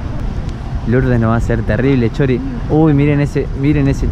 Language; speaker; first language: Spanish; native; Spanish